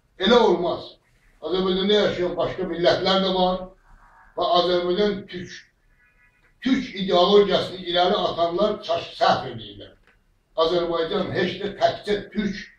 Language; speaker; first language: Azerbaijani; non-native, local second language; Talysh